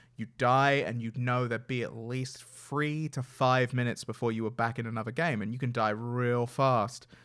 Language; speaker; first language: English; native; English